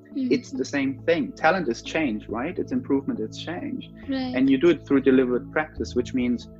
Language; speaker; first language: English; non-native, fluent; German